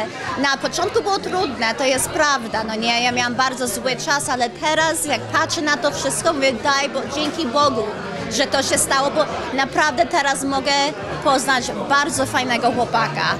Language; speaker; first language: Polish; early bilingual, heritage; Polish